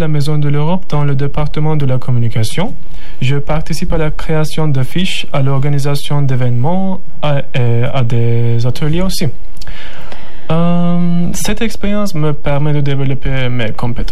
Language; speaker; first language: French; non-native, learner; Turkish